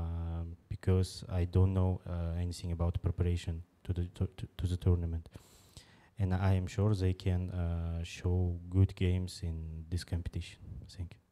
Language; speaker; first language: English; non-native, fluent; Uzbek